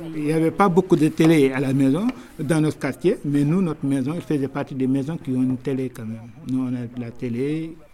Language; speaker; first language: French; non-native, local second language; Wolof